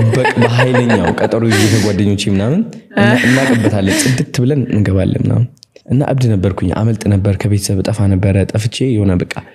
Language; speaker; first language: Amharic; non-native, local second language; Tigrinya